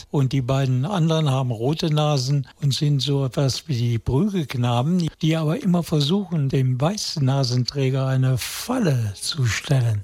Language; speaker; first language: German; native; German